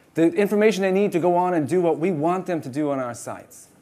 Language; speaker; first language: English; native; English